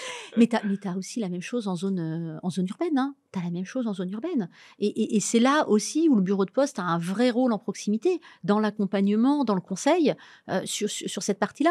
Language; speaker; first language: French; native; French